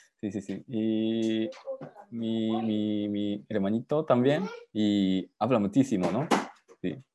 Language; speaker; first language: Spanish; non-native, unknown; Japanese